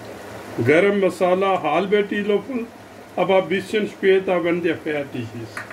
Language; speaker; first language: German; non-native, learner; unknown